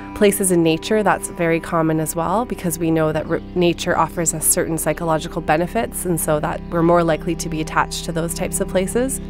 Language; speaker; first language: English; native; English